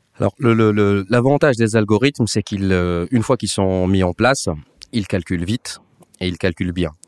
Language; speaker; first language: French; non-native, local second language; Arabic